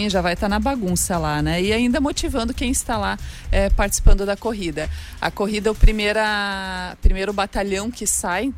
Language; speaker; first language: Portuguese; native; Portuguese